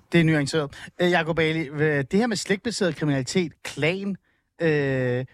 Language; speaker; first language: Danish; native; Danish